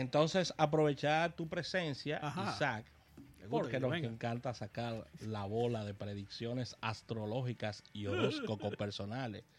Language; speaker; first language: Spanish; native; Spanish